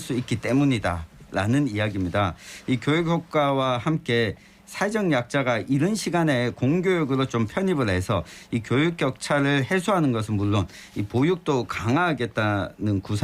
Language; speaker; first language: Korean; native; Korean